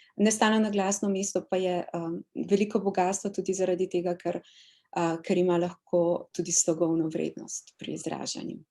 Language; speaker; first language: Slovenian; native; Slovenian